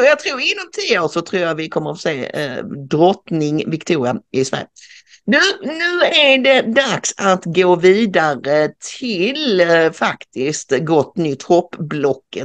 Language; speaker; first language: Swedish; native; Swedish